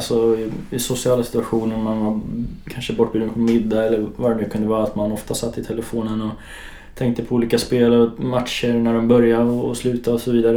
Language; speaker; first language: Swedish; native; Swedish